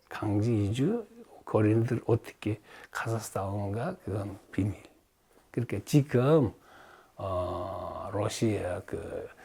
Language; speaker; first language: Korean; early bilingual, heritage; Russian